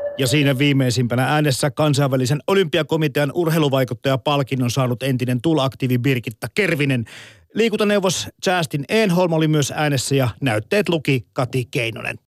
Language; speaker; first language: Finnish; native; Finnish